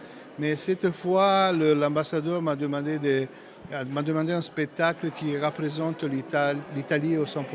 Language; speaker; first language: French; non-native, fluent; Italian